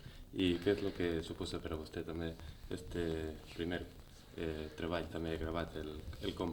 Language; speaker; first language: Catalan; native; Catalan